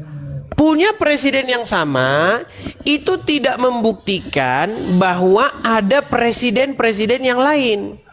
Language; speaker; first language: Indonesian; native; Indonesian